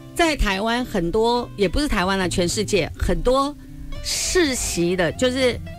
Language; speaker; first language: Chinese; native; Chinese